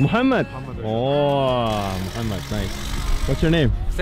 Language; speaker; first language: English; non-native, fluent; Indonesian